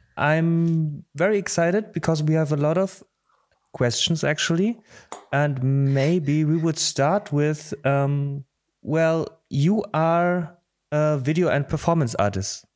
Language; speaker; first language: English; non-native, fluent; Polish